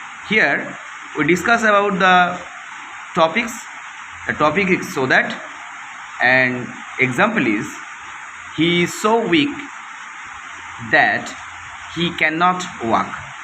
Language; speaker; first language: English; non-native, local second language; Bangla